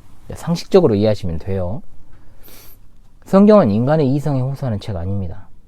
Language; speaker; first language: Korean; native; Korean